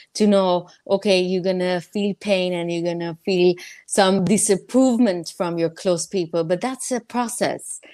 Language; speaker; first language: English; non-native, fluent; Persian